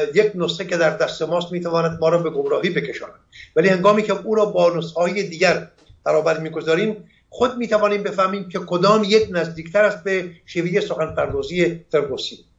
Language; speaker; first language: Persian; non-native, local second language; Armenian